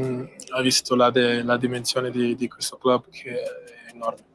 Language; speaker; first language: Italian; non-native, fluent; Portuguese